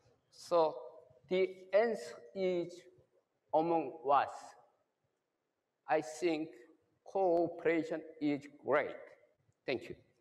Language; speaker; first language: English; non-native, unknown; Korean